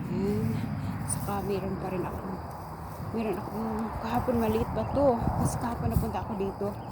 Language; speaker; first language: Filipino; non-native, local second language; Cebuano